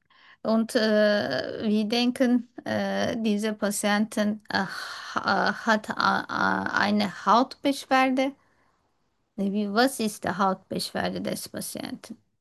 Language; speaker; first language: German; non-native, fluent; Turkish